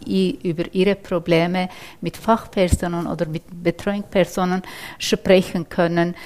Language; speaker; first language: German; non-native, fluent; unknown